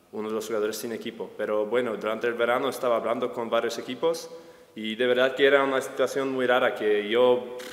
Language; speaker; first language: Spanish; non-native, fluent; Polish